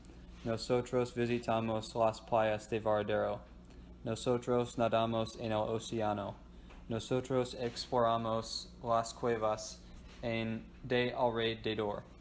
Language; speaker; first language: Spanish; non-native, learner; English